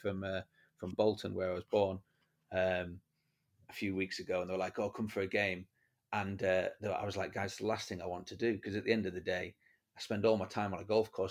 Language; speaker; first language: English; native; English